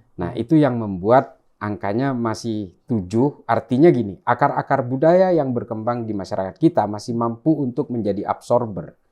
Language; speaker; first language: Indonesian; non-native, local second language; Madurese